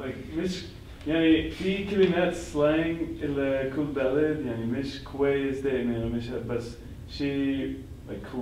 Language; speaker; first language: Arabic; non-native, learner; English